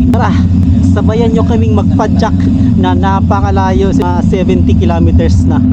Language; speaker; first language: Filipino; native; Filipino